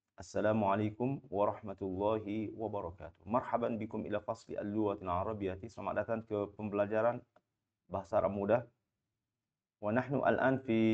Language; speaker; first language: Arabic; non-native, fluent; Malay